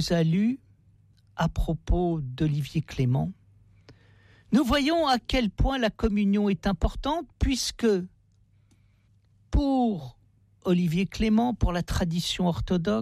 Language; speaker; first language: French; native; French